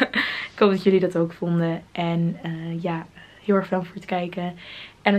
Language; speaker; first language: Dutch; native; Dutch